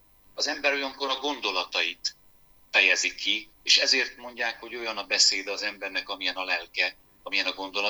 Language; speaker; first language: Hungarian; native; Hungarian